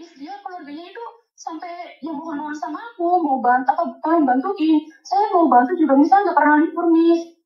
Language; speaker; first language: Indonesian; native; Indonesian